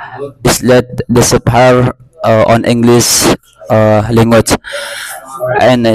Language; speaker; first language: English; non-native, learner; Indonesian